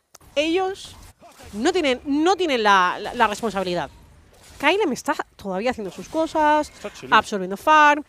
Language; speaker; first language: Spanish; native; Spanish